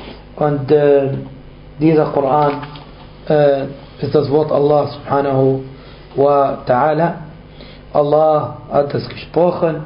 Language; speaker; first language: German; non-native, fluent; Arabic